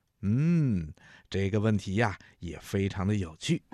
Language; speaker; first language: Chinese; native; Chinese